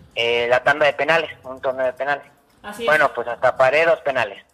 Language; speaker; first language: Spanish; native; Spanish